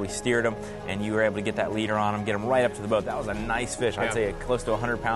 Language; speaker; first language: English; native; English